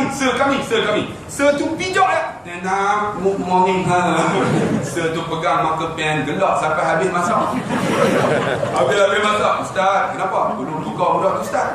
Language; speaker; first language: Malay; native; Malay